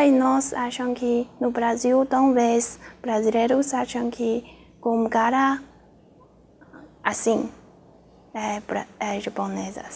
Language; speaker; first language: Portuguese; non-native, learner; Chinese